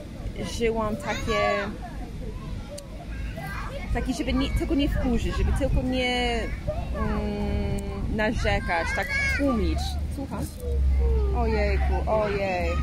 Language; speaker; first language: Polish; non-native, fluent; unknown